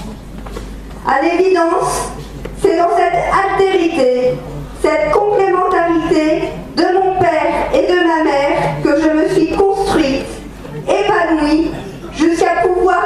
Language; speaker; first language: French; native; French